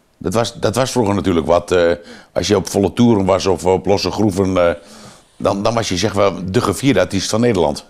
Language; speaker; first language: Dutch; native; Dutch